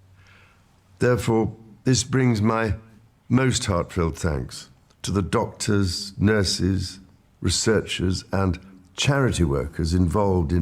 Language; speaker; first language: English; native; English